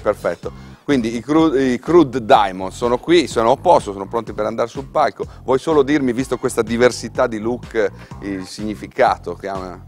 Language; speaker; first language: Italian; native; Italian